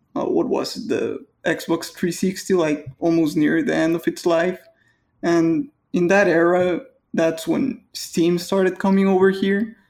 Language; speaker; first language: English; non-native, fluent; Spanish